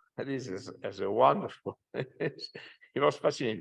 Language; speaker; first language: English; non-native, fluent; Italian